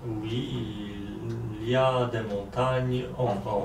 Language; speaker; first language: French; non-native, learner; Polish